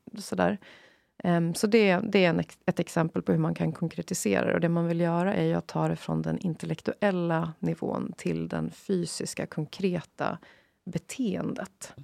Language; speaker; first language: Swedish; non-native, fluent; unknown